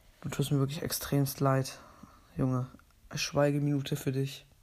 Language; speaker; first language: German; native; German